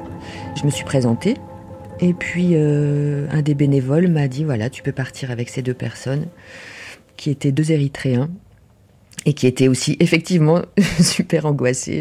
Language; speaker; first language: French; native; French